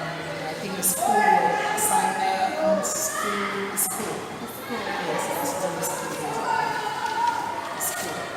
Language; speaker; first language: English; non-native, fluent; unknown